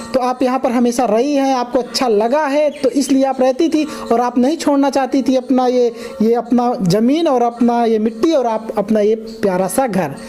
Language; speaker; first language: Hindi; native; Hindi